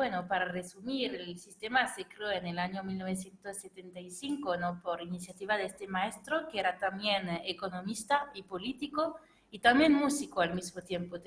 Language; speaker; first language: Spanish; non-native, fluent; French